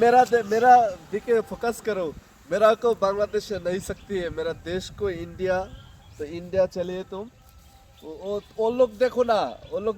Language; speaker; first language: Hindi; non-native, learner; Bangla